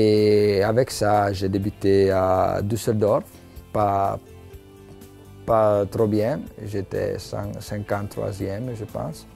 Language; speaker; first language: French; non-native, local second language; Italian